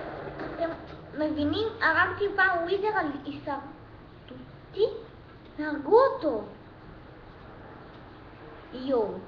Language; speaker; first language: Hebrew; early bilingual, other home language; Russian